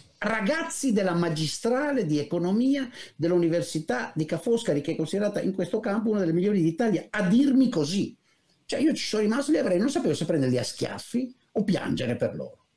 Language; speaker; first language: Italian; native; Italian